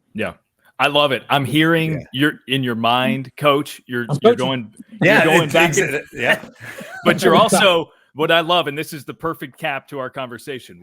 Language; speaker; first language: English; native; English